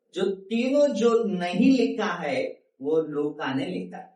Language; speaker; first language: Hindi; non-native, local second language; Telugu